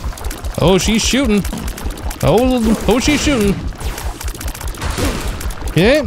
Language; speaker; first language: English; native; English